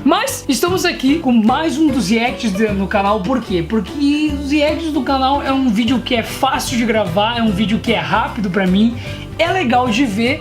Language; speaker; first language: Portuguese; native; Portuguese